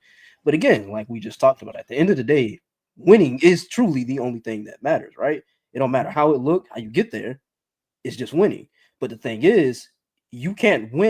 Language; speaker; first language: English; native; English